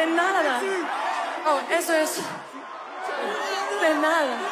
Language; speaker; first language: Spanish; non-native, learner; English